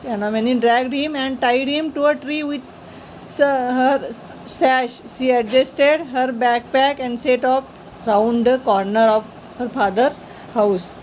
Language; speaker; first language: English; non-native, local second language; Marathi